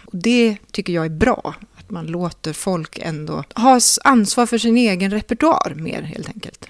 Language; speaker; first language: Swedish; native; Swedish